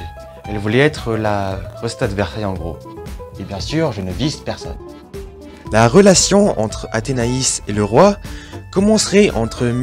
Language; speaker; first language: French; native; French